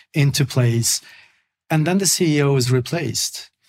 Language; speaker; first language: English; non-native, fluent; Swedish